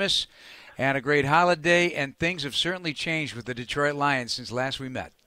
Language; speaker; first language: English; native; English